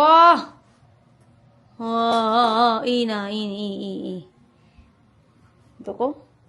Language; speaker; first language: Japanese; non-native, learner; Filipino